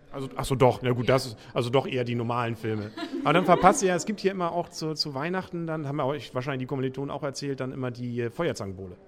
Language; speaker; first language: German; native; German